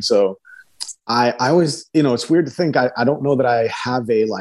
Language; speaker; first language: English; early bilingual, other home language; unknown